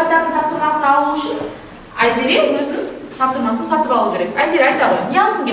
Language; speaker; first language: Kazakh; native; Kazakh